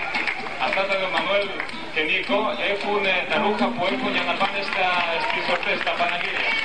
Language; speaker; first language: Greek; non-native, learner; Spanish